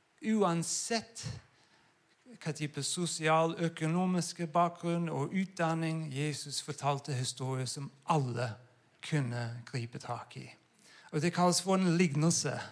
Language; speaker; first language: Norwegian; non-native, fluent; English